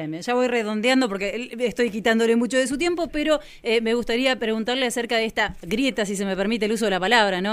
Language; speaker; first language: Spanish; native; Spanish